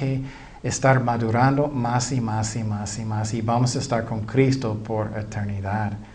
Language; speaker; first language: Spanish; non-native, fluent; English